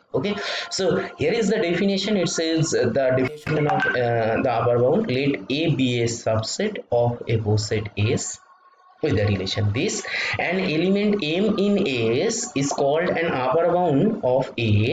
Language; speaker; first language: English; non-native, local second language; Bangla